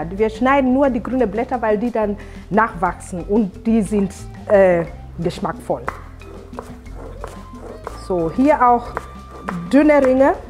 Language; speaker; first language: German; non-native, fluent; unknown